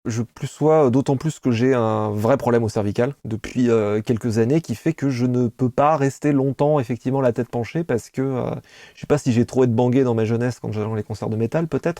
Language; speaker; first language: French; native; French